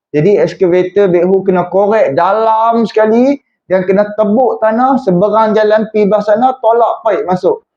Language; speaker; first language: Malay; native; Malay